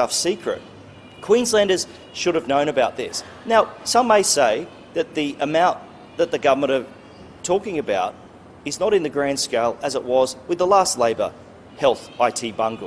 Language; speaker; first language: English; native; English